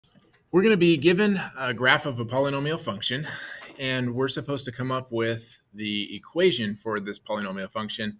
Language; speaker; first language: English; native; English